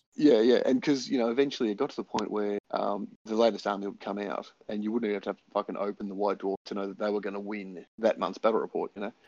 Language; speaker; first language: English; native; English